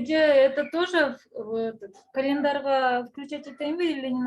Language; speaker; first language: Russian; non-native, local second language; Kyrgyz